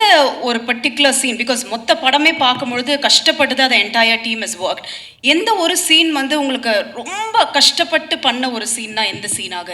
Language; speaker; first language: Tamil; native; Tamil